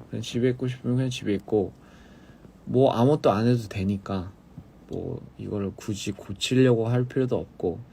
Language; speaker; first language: Korean; early bilingual, other home language; English